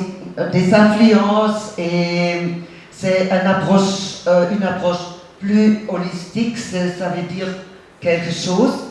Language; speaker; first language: French; non-native, fluent; German